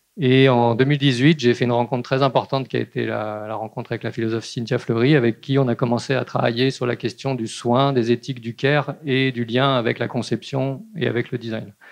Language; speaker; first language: French; native; French